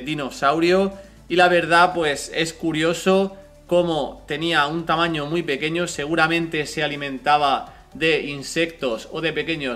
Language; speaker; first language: Spanish; native; Spanish